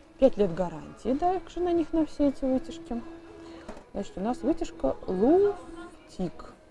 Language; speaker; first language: Russian; native; Russian